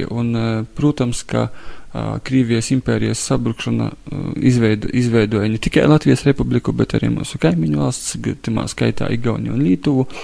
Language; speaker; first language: Latvian; native; Latvian